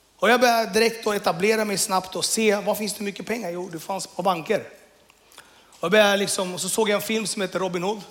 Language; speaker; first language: Swedish; early bilingual, other home language; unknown